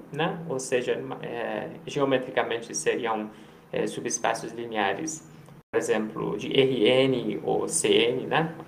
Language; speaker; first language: Portuguese; non-native, fluent; Persian